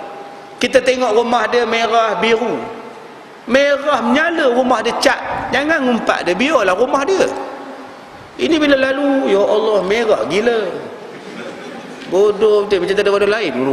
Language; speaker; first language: Malay; native; Malay